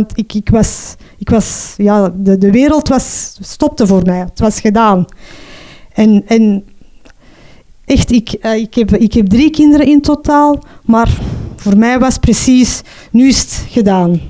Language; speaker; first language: Dutch; non-native, local second language; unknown